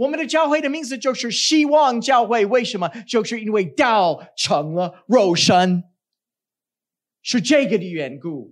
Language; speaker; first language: Chinese; non-native, fluent; English